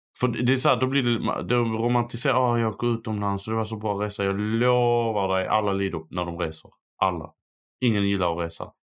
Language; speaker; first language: Swedish; non-native, fluent; Arabic